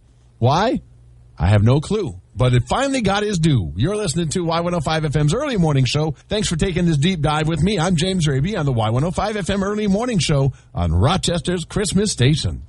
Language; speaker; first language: English; native; English